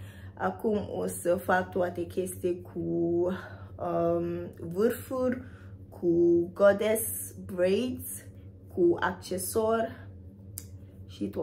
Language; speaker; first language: Romanian; non-native, fluent; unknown